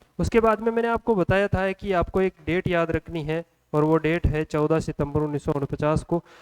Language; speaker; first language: Hindi; native; Hindi